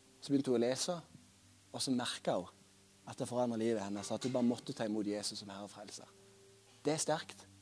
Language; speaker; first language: Norwegian; native; Norwegian